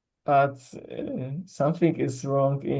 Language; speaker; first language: English; non-native, learner; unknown